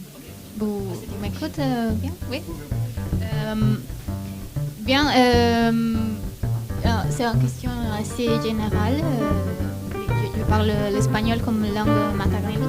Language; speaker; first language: French; non-native, fluent; Spanish